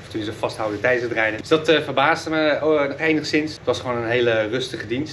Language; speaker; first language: Dutch; native; Dutch